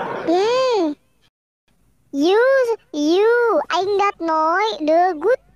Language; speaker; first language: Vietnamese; non-native, learner; Indonesian